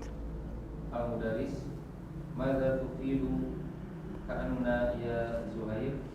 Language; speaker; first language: Arabic; non-native, learner; Indonesian